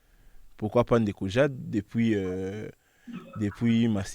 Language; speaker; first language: French; non-native, local second language; Lingala